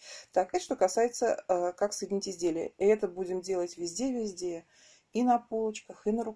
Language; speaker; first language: Russian; native; Russian